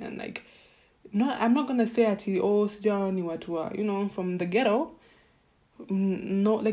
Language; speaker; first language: English; non-native, local second language; Swahili